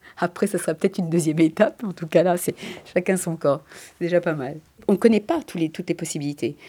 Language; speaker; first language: French; early bilingual, other home language; Spanish